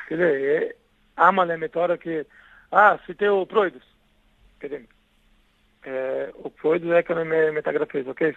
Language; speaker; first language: Greek; non-native, learner; Portuguese